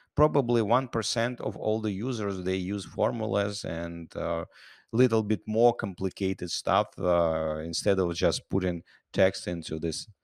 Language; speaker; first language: English; non-native, fluent; Russian